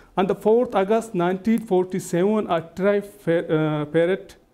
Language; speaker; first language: English; non-native, local second language; Baluchi